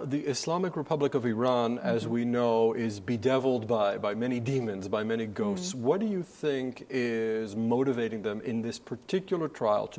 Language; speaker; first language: English; native; English